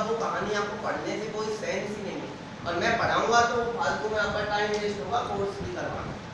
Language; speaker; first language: Hindi; native; Hindi